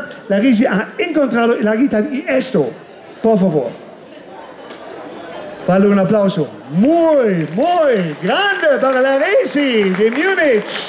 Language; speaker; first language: Spanish; non-native, fluent; German